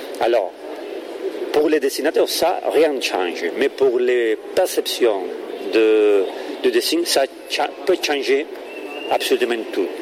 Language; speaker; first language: French; non-native, learner; Catalan